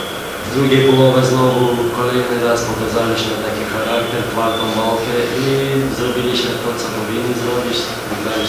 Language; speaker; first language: Polish; non-native, fluent; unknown